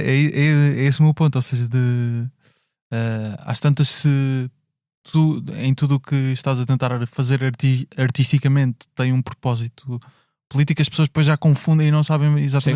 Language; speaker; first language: Portuguese; native; Portuguese